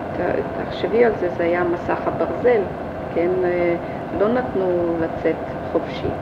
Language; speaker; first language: Hebrew; early bilingual, other home language; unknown